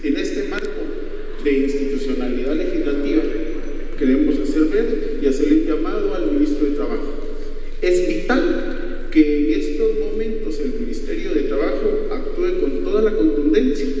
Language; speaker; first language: Spanish; native; Spanish